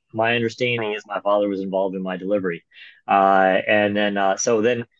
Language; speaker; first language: English; native; English